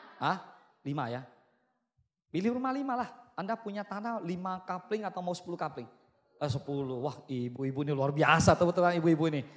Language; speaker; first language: Indonesian; native; Indonesian